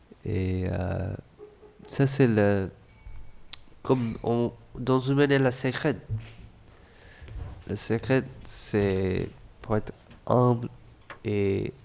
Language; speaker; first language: French; non-native, fluent; English